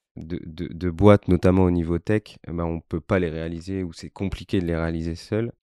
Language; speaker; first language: French; native; French